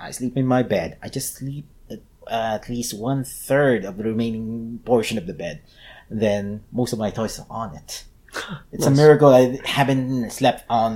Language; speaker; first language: English; non-native, local second language; Filipino